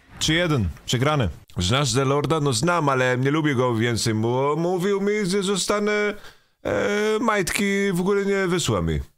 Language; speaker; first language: Polish; non-native, learner; Swedish